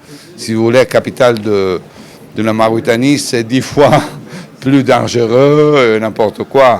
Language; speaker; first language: French; non-native, fluent; Italian